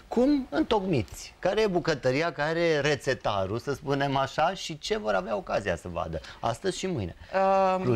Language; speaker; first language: Romanian; native; Romanian